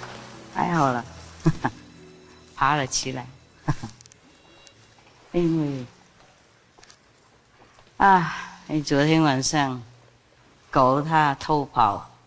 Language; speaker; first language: Chinese; non-native, fluent; Vietnamese